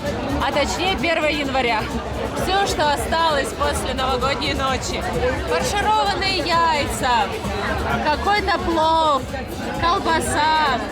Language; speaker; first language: Russian; native; Russian